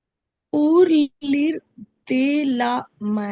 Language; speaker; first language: French; non-native, learner; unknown